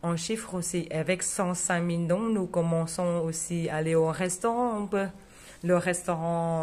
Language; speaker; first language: French; non-native, fluent; Vietnamese